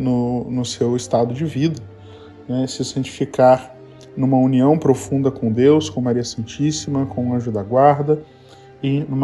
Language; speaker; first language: Portuguese; native; Portuguese